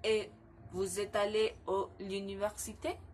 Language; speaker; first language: French; non-native, learner; Spanish